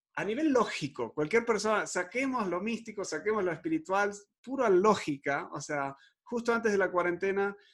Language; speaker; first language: Spanish; native; Spanish